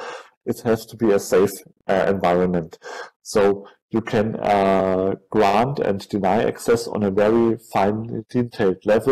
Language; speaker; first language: English; non-native, fluent; German